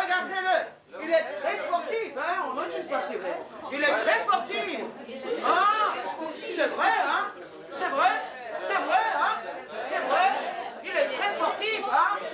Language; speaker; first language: French; non-native, learner; Russian